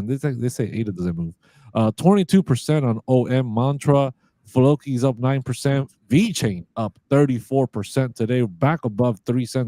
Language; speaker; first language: English; native; English